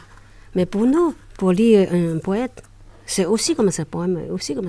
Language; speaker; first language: French; non-native, learner; Chinese